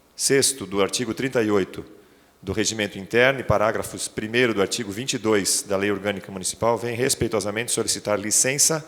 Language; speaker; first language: Portuguese; native; Portuguese